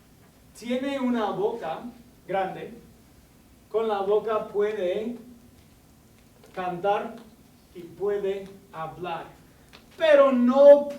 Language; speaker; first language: Spanish; non-native, fluent; English